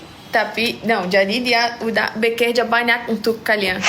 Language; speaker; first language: Indonesian; non-native, learner; Portuguese